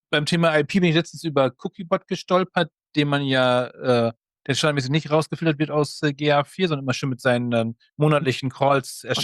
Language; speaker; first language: German; native; German